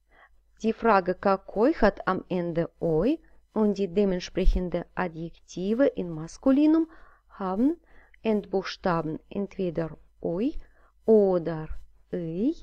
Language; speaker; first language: German; non-native, fluent; Russian